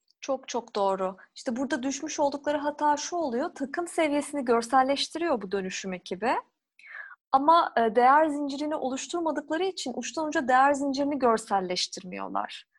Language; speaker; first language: Turkish; native; Turkish